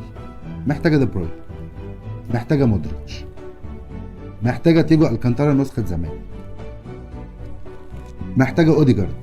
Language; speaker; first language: Arabic; native; Arabic